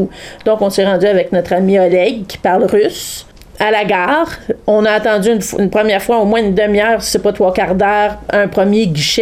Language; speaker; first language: French; native; French